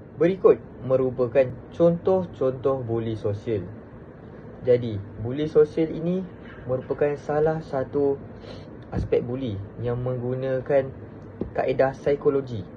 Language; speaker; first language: Malay; native; Malay